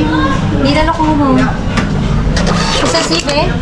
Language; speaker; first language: Spanish; non-native, fluent; Filipino